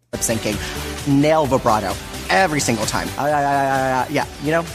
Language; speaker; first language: English; native; English